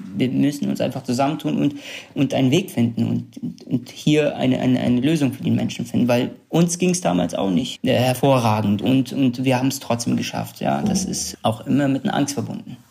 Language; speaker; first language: German; early bilingual, other home language; Kurdish